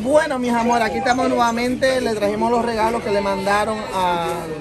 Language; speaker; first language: Spanish; native; Spanish